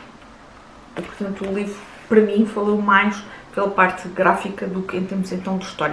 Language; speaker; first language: Portuguese; native; Portuguese